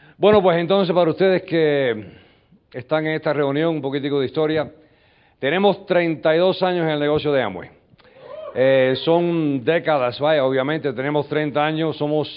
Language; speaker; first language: Spanish; early bilingual, heritage; English